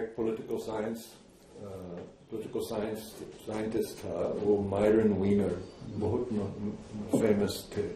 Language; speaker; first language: Hindi; non-native, fluent; English